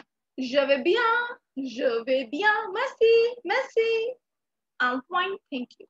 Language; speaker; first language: French; non-native, learner; Hindi